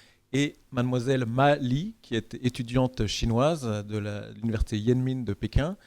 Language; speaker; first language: French; native; French